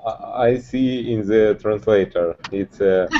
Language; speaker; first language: English; non-native, learner; Russian